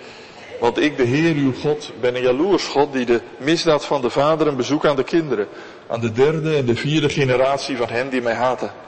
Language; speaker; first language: Dutch; native; Dutch